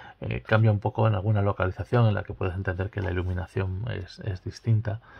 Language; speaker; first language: Spanish; native; Spanish